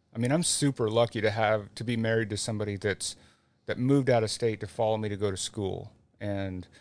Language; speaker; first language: English; native; English